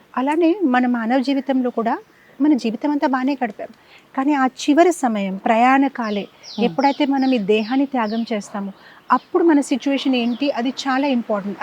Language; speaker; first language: Telugu; non-native, fluent; Gujarati